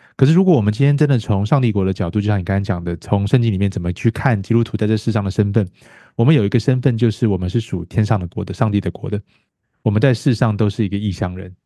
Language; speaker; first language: Chinese; native; Chinese